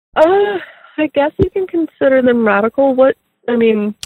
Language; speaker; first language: English; native; English